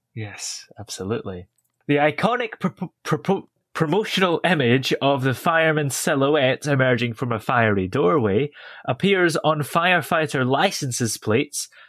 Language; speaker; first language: English; native; English